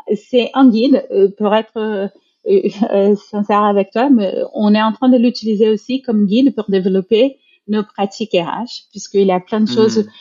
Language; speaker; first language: French; non-native, fluent; Portuguese